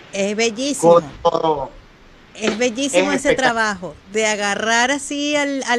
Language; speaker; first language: Spanish; native; Spanish